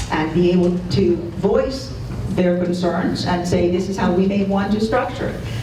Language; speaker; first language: English; non-native, fluent; Spanish